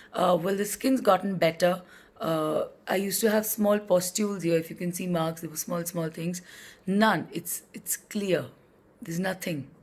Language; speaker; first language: English; non-native, local second language; Hindi